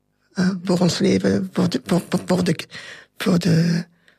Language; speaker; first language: Dutch; non-native, local second language; French